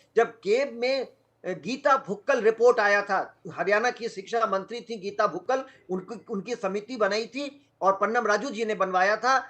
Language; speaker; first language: Hindi; non-native, local second language; Magahi